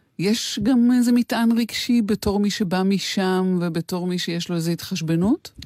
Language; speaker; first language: Hebrew; native; Hebrew